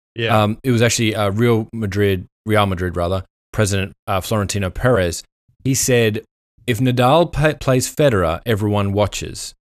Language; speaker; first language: English; native; English